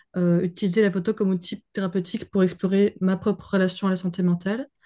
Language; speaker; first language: French; native; French